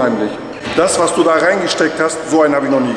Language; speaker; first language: German; native; German